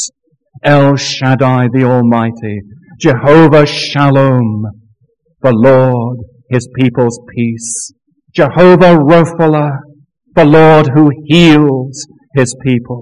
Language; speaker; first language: English; native; English